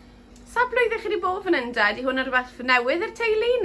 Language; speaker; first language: Welsh; native; Welsh